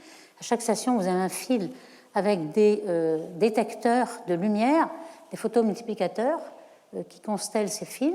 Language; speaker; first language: French; native; French